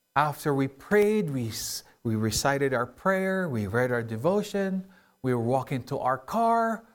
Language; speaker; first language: English; non-native, local second language; Filipino